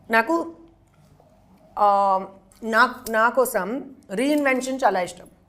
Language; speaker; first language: Telugu; non-native, learner; Hindi